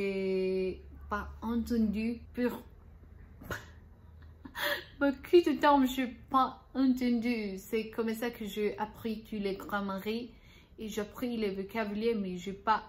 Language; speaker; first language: French; non-native, learner; Spanish